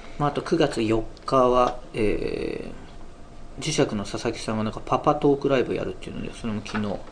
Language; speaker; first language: Japanese; native; Japanese